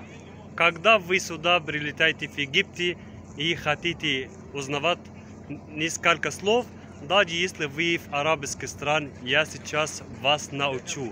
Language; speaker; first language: Russian; non-native, fluent; Arabic